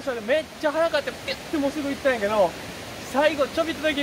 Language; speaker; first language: Japanese; native; Japanese